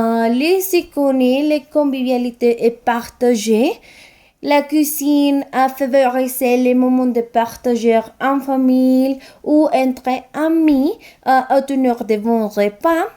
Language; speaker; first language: French; non-native, learner; Spanish